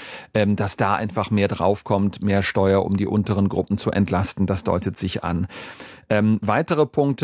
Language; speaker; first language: German; native; German